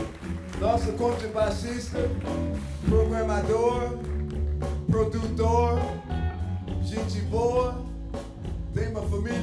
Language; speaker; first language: Portuguese; non-native, fluent; English